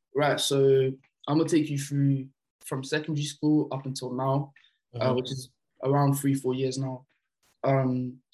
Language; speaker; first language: English; early bilingual, other home language; French